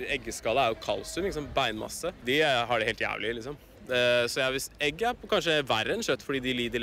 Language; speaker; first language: Norwegian; native; Norwegian